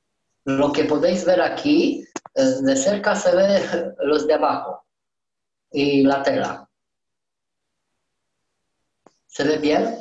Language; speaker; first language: Spanish; non-native, learner; Romanian